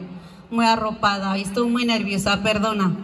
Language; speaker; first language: Spanish; non-native, fluent; Arabic